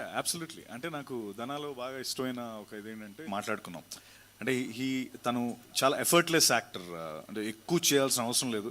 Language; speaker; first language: Telugu; native; Telugu